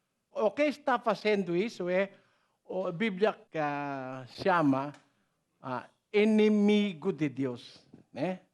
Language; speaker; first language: Portuguese; non-native, learner; Filipino